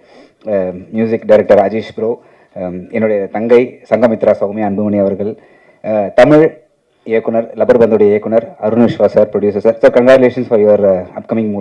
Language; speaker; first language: Tamil; native; Tamil